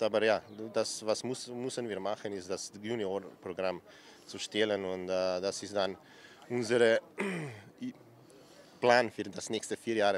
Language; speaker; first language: German; non-native, learner; Slovenian